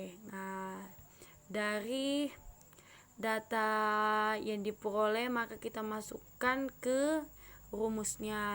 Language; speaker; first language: Indonesian; native; Indonesian